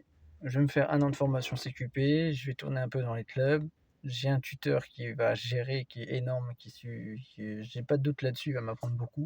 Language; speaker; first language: French; native; French